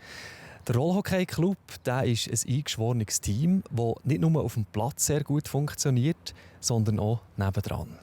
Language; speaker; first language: German; native; German